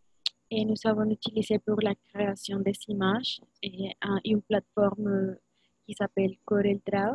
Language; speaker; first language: French; non-native, learner; Spanish